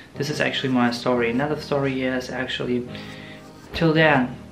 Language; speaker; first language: English; non-native, fluent; Russian